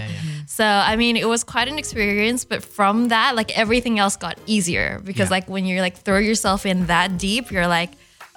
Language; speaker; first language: English; non-native, local second language; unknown